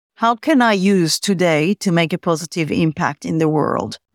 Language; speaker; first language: English; non-native, fluent; Hebrew